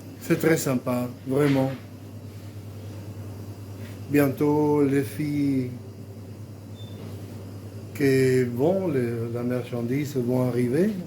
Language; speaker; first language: French; non-native, fluent; Spanish